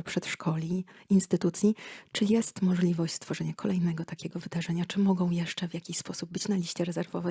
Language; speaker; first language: Polish; native; Polish